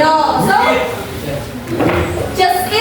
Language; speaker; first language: English; non-native, learner; Indonesian